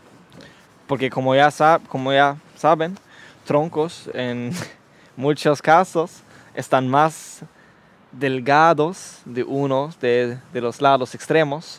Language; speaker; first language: Spanish; non-native, learner; Swedish